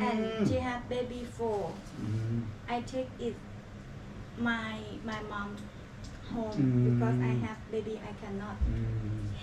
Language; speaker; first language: English; non-native, learner; Thai